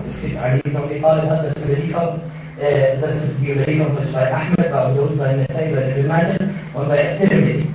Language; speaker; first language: German; non-native, fluent; Arabic